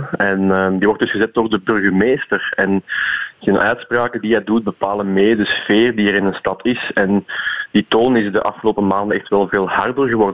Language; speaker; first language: Dutch; native; Dutch